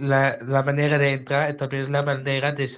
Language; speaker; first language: Spanish; non-native, fluent; Dutch